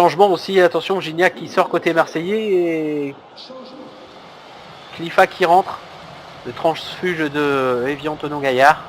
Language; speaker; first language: French; native; French